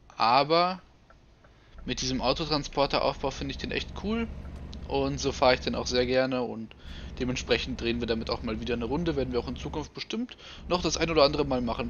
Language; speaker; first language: German; native; German